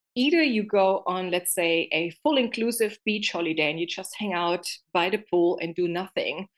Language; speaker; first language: English; non-native, fluent; German